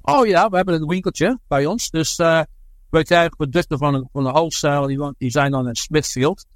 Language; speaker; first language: Dutch; early bilingual, heritage; Dutch